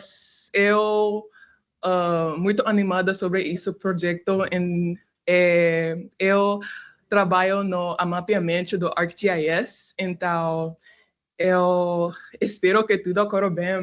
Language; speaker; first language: Portuguese; non-native, learner; English